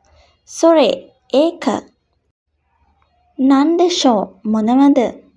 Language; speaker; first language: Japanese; non-native, fluent; Sinhala